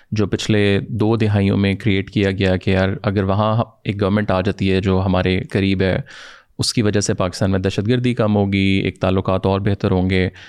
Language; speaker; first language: Urdu; native; Urdu